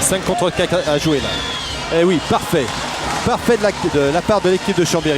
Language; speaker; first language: French; native; French